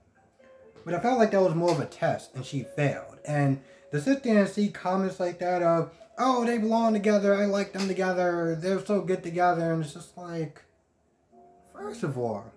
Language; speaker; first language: English; native; English